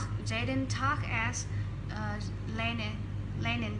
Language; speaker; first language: German; non-native, learner; Vietnamese